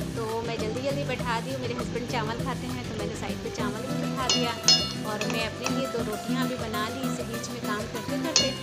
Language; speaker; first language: Hindi; native; Hindi